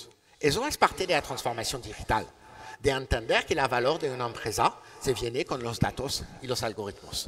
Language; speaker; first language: Spanish; non-native, learner; French